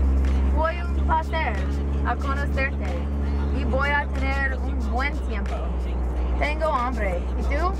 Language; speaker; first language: Spanish; non-native, learner; English